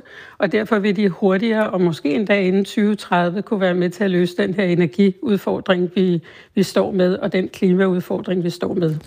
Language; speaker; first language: Danish; native; Danish